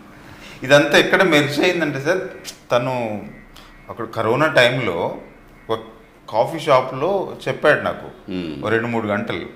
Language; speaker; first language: Telugu; native; Telugu